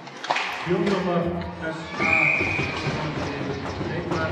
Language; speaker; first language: Icelandic; native; Icelandic